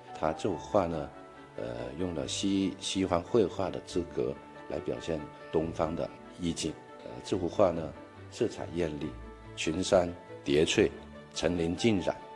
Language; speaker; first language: Chinese; native; Chinese